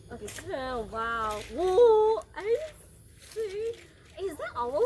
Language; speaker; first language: English; non-native, learner; Indonesian